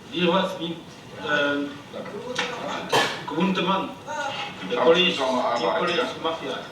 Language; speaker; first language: German; non-native, learner; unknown